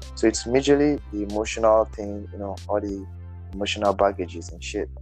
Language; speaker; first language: English; non-native, local second language; Yoruba